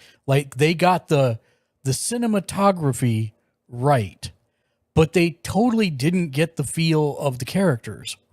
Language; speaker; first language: English; native; English